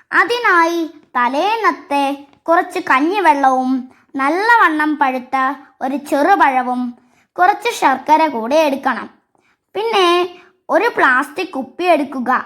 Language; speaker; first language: Malayalam; native; Malayalam